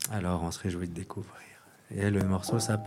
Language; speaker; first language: French; native; French